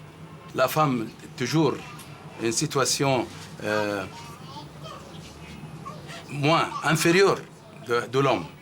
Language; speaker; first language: French; non-native, fluent; Arabic